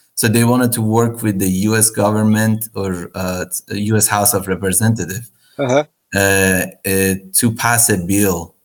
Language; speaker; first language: English; non-native, fluent; Persian